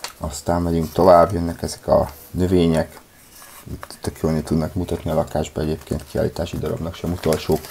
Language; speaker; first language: Hungarian; native; Hungarian